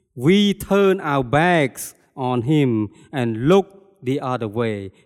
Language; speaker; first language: English; non-native, fluent; Khmer